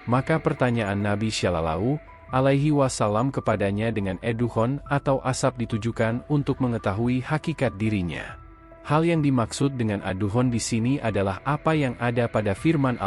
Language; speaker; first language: Indonesian; native; Indonesian